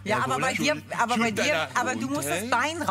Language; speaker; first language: German; native; German